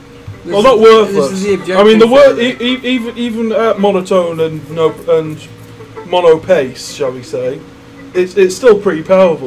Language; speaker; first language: English; native; English